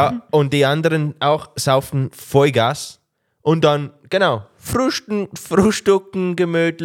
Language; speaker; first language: German; non-native, learner; English